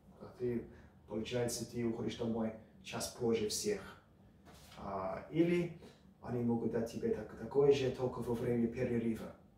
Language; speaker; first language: Russian; early bilingual, heritage; Russian